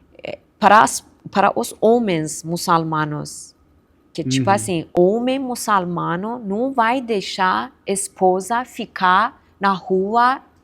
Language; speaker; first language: Portuguese; non-native, fluent; Persian